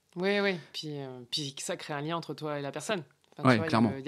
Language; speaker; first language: French; native; French